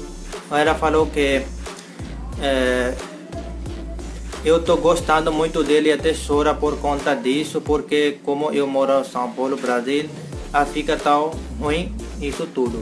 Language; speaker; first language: Portuguese; non-native, learner; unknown